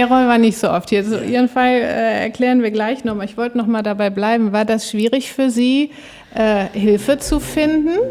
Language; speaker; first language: German; native; German